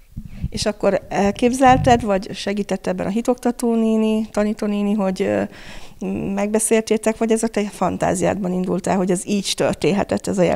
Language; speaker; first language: Hungarian; native; Hungarian